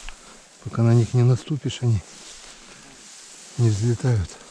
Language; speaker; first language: Russian; native; Russian